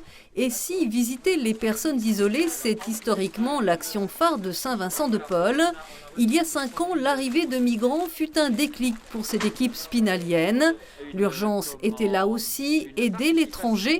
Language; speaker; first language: French; native; French